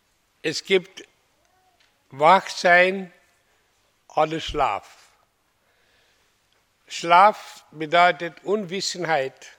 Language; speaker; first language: German; non-native, fluent; Hindi